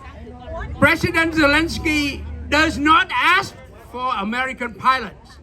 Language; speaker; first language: English; non-native, fluent; Vietnamese